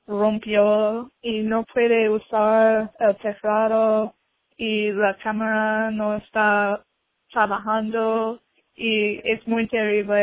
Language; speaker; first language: Spanish; non-native, learner; English